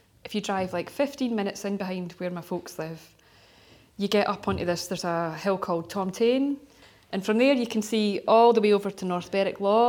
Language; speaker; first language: English; native; English